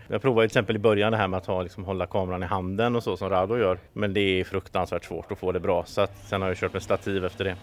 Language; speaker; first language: Swedish; native; Swedish